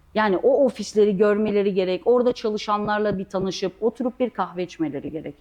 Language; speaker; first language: Turkish; early bilingual, heritage; Turkish